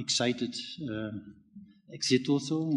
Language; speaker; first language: Spanish; non-native, learner; German